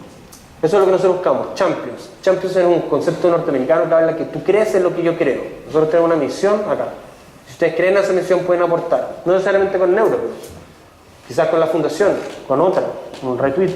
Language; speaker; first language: Spanish; native; Spanish